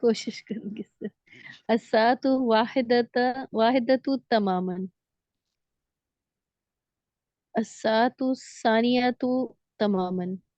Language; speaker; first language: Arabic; non-native, learner; Urdu